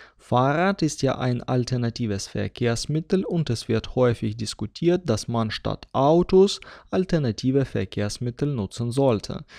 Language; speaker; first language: German; non-native, fluent; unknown